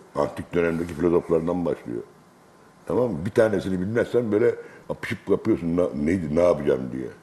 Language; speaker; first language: Turkish; native; Turkish